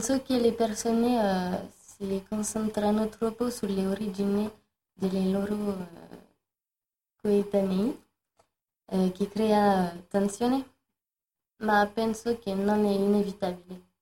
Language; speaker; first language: Italian; non-native, learner; French